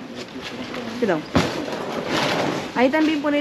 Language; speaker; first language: Spanish; non-native, learner; Filipino